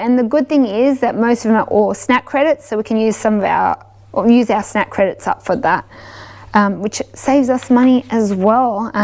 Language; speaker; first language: English; native; English